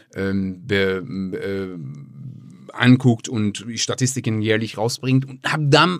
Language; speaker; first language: German; non-native, fluent; Persian